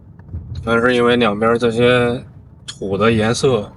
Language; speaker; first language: Chinese; native; Chinese